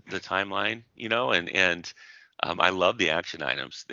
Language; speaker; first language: English; native; English